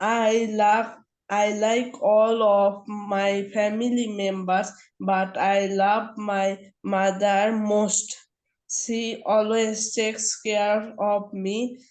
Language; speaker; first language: English; non-native, learner; Bangla